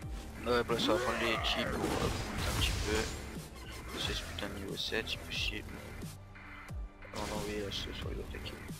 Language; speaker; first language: French; native; French